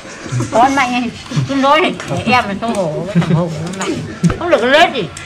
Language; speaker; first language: Vietnamese; native; Vietnamese